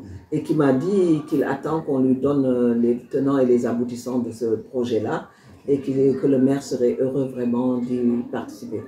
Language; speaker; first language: French; non-native, local second language; Wolof